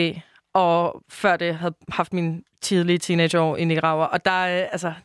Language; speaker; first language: Danish; non-native, fluent; Spanish